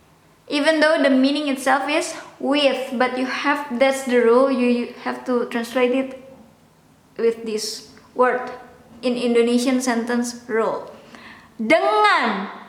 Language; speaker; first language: English; non-native, local second language; Indonesian